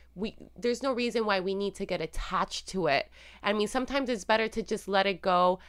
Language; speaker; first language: English; non-native, fluent; Spanish